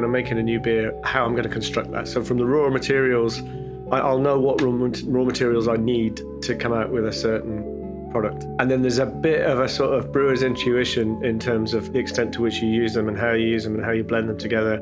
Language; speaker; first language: English; native; English